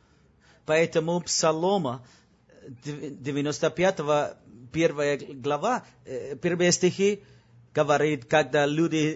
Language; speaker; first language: Russian; non-native, learner; Spanish